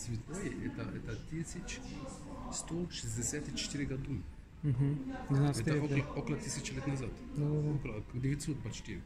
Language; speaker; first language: Russian; non-native, learner; Arabic